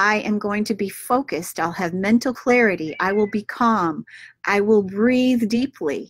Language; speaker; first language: English; native; English